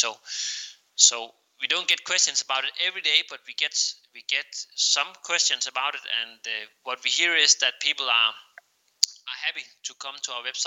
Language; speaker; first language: English; non-native, fluent; Danish